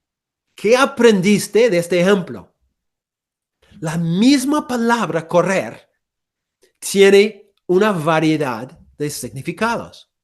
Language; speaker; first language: Spanish; non-native, fluent; English